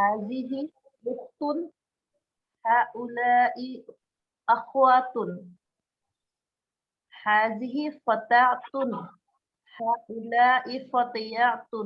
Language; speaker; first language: Arabic; non-native, learner; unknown